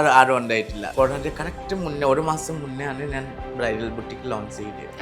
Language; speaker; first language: Malayalam; non-native, learner; Assamese